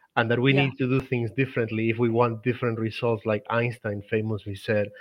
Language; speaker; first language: English; non-native, fluent; Spanish